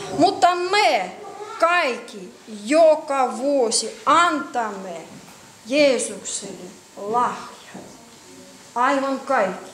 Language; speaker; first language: Finnish; non-native, learner; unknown